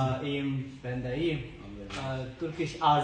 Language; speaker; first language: Turkish; non-native, learner; Urdu